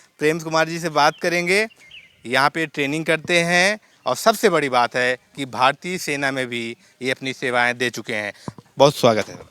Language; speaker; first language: Hindi; native; Hindi